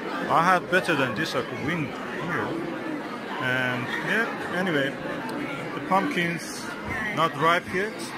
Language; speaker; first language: English; non-native, fluent; Persian